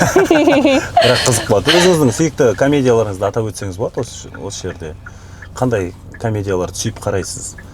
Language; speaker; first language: Kazakh; native; Kazakh